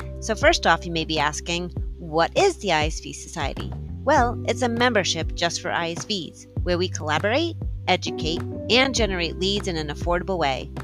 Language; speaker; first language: English; native; English